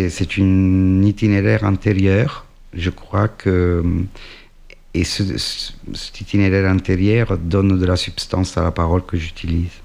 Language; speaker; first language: French; non-native, fluent; Italian